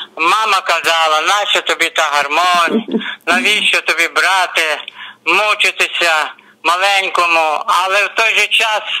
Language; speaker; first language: Ukrainian; native; Ukrainian